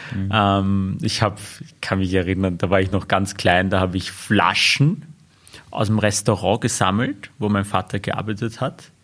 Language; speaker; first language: German; early bilingual, other home language; Armenian